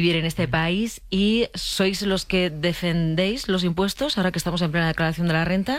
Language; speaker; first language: Spanish; native; Spanish